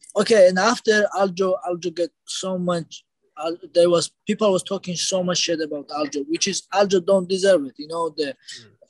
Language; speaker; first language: English; non-native, learner; Georgian